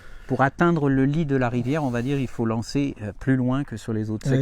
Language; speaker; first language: French; native; French